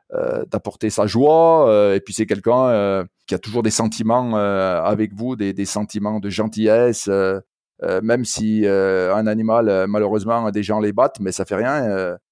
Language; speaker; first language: French; native; French